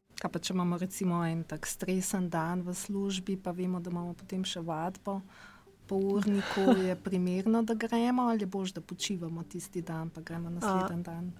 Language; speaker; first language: Slovenian; native; Slovenian